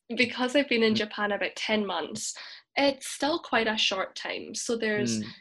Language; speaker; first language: English; native; English